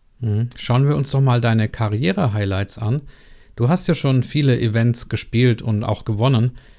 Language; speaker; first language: German; non-native, learner; Czech